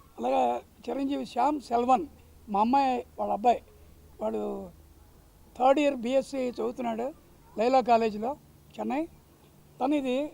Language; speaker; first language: Telugu; native; Telugu